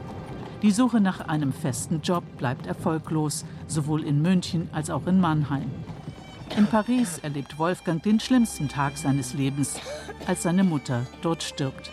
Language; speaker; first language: German; native; German